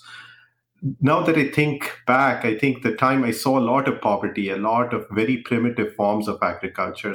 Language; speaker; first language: English; non-native, local second language; Hindi